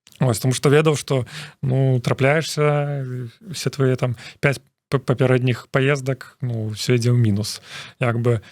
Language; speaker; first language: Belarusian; non-native, local second language; Russian